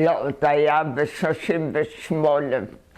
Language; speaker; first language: Hebrew; non-native, fluent; German